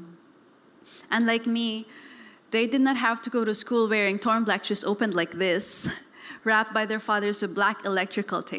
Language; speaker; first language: English; non-native, local second language; Cebuano